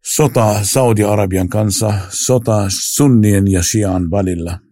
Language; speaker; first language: Finnish; non-native, fluent; Arabic